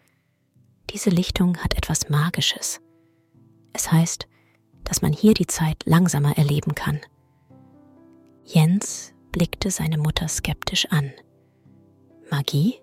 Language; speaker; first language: German; native; German